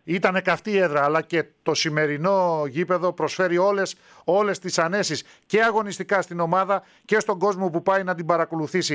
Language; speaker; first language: Greek; native; Greek